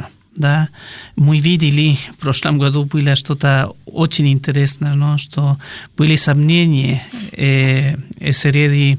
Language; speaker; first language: Russian; non-native, fluent; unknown